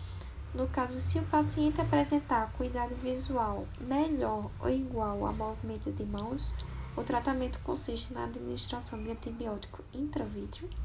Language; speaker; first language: Portuguese; native; Portuguese